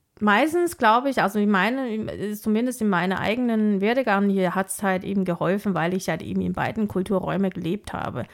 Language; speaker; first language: German; non-native, fluent; Chinese